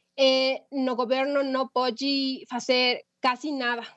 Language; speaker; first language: Portuguese; non-native, learner; Spanish